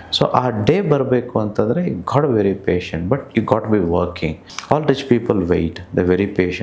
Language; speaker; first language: English; non-native, local second language; Kannada